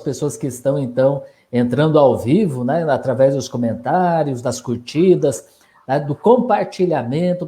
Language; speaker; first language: Portuguese; native; Portuguese